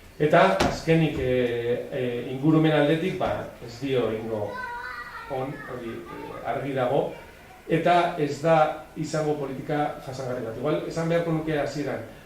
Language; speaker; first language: Basque; non-native, local second language; Spanish